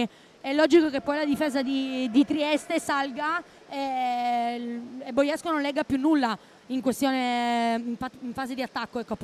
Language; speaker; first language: Italian; native; Italian